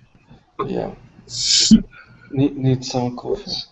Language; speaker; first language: English; non-native, learner; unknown